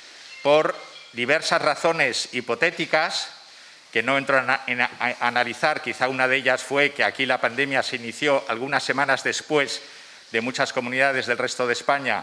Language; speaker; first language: Spanish; native; Spanish